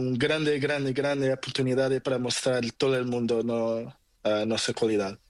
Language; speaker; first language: Spanish; non-native, learner; Portuguese